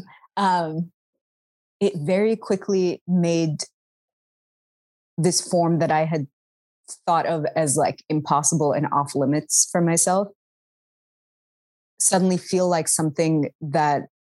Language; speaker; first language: English; early bilingual, other home language; Arabic